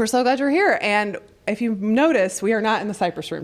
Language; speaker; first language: English; native; English